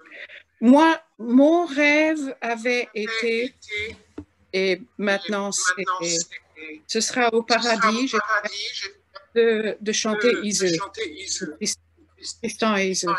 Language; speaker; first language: French; non-native, fluent; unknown